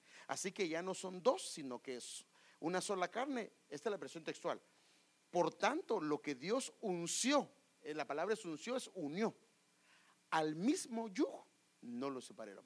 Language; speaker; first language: Spanish; native; Spanish